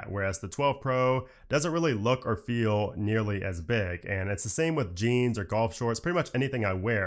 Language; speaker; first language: English; native; English